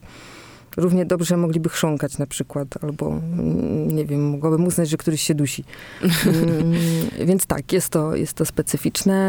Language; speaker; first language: Polish; native; Polish